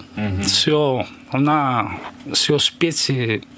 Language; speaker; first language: Russian; non-native, learner; Italian